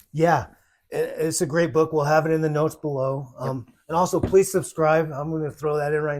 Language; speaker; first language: English; native; English